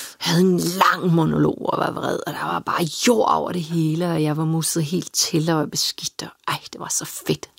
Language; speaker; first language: Danish; early bilingual, other home language; Serbian